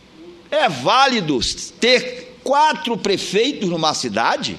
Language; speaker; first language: Portuguese; native; Portuguese